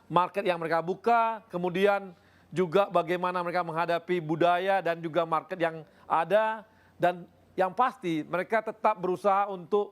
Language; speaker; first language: Indonesian; native; Indonesian